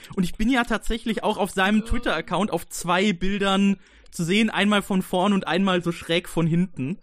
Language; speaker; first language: German; native; German